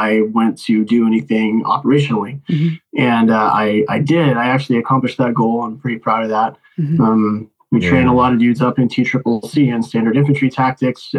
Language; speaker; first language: English; native; English